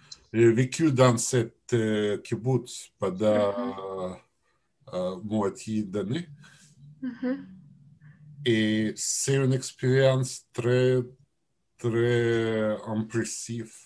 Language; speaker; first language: French; non-native, learner; Russian